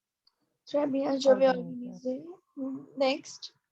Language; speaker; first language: French; non-native, fluent; Hindi